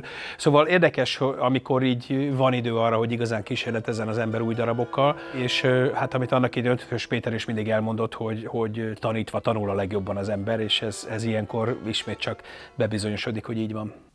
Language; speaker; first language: Hungarian; native; Hungarian